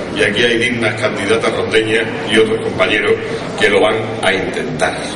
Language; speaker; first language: Spanish; native; Spanish